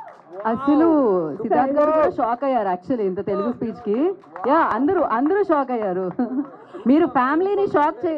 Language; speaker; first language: Telugu; native; Telugu